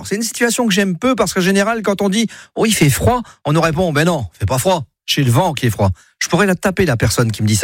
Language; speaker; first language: French; native; French